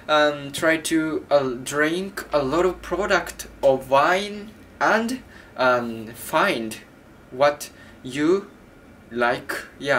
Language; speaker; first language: English; non-native, learner; Japanese